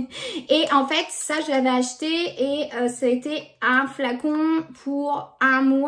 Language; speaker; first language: French; native; French